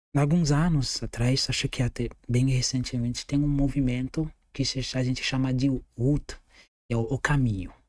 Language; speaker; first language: Portuguese; non-native, fluent; Haitian Creole